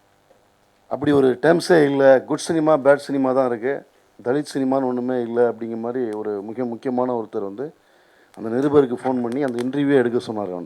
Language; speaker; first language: Tamil; native; Tamil